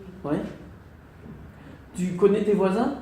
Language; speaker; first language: French; non-native, fluent; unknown